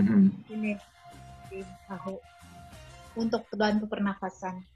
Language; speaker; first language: Indonesian; native; Indonesian